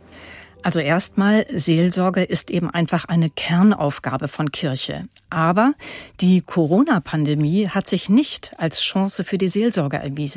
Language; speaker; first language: German; native; German